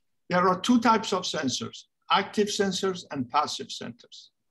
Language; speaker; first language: English; non-native, fluent; Persian